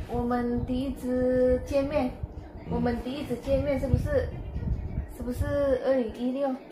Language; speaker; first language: Chinese; non-native, fluent; Indonesian